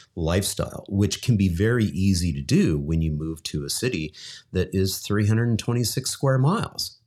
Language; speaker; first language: English; native; English